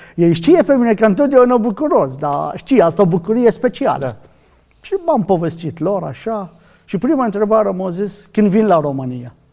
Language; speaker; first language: Romanian; non-native, learner; Arabic